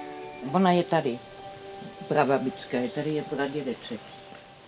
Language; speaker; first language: Czech; non-native, local second language; English